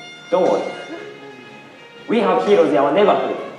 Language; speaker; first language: English; non-native, learner; Japanese